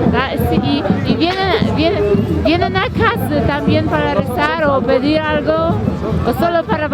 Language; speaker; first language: Spanish; non-native, fluent; Polish